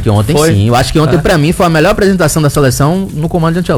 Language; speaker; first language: Portuguese; native; Portuguese